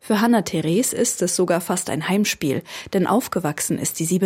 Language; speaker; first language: German; native; German